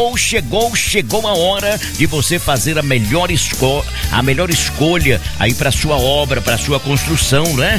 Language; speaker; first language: Portuguese; native; Portuguese